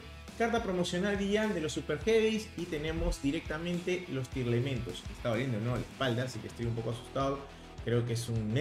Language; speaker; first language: Spanish; native; Spanish